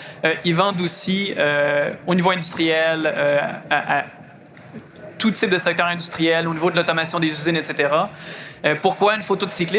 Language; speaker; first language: French; native; French